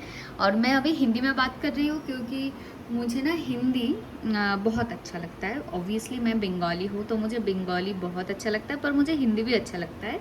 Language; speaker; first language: Hindi; non-native, local second language; Bangla